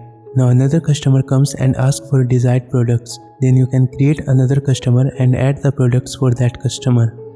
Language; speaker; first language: English; non-native, local second language; Hindi